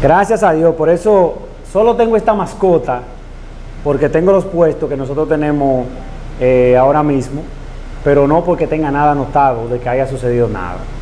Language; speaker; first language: Spanish; native; Spanish